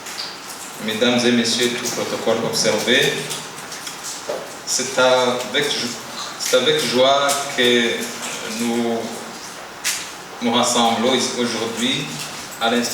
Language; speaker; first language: French; non-native, local second language; Rundi